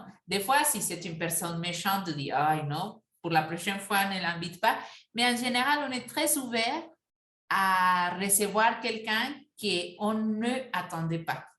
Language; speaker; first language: French; non-native, fluent; Spanish